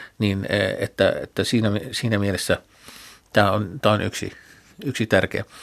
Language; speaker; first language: Finnish; non-native, fluent; Arabic